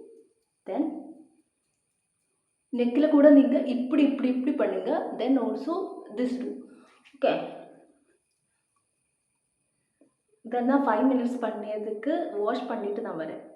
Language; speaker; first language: Tamil; non-native, learner; Malayalam